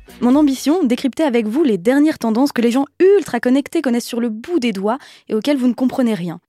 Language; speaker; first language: French; native; French